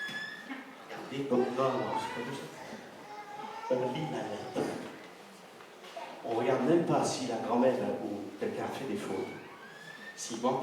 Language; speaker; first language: French; native; French